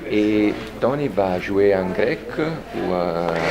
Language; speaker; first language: French; non-native, fluent; Italian